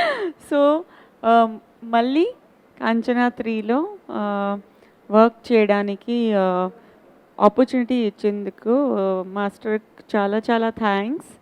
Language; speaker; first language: Telugu; non-native, fluent; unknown